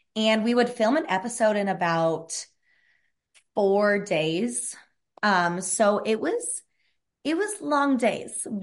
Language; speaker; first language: English; native; English